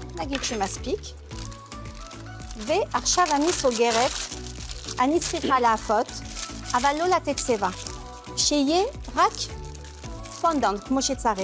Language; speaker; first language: Hebrew; non-native, fluent; French